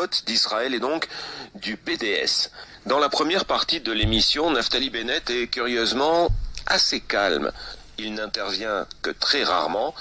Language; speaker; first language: French; native; French